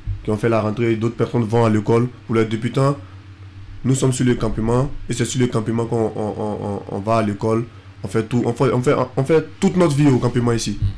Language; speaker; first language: French; non-native, local second language; Fula